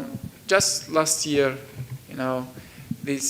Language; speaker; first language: English; non-native, learner; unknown